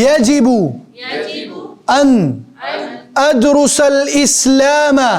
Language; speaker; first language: Arabic; non-native, fluent; Urdu